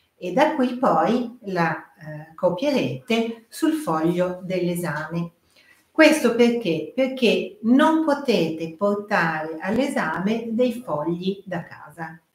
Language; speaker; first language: Italian; native; Italian